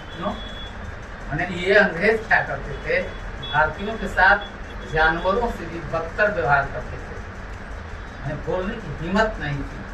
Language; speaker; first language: Hindi; native; Hindi